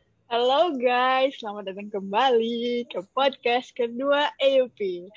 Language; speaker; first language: Indonesian; non-native, local second language; English